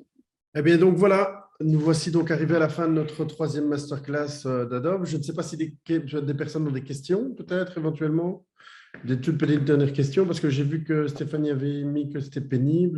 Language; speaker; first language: French; native; French